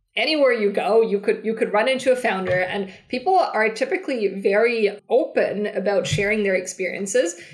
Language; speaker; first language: English; non-native, fluent; German